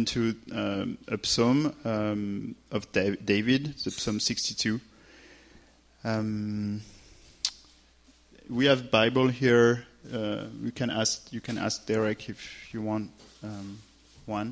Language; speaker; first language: English; non-native, fluent; French